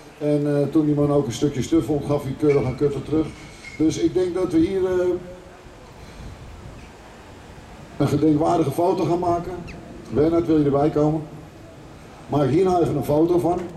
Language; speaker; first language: Dutch; native; Dutch